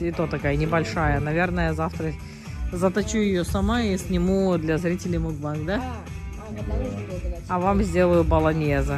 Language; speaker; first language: Russian; native; Russian